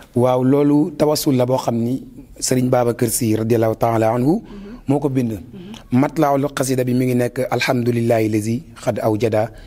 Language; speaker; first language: Wolof; native; Wolof